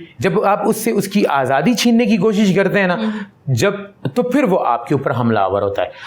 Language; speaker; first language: Urdu; non-native, local second language; Pashto